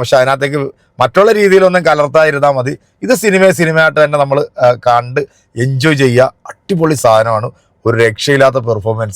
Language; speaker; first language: Malayalam; native; Malayalam